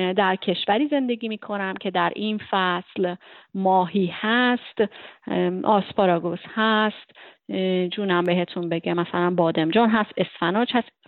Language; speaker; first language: Persian; native; Persian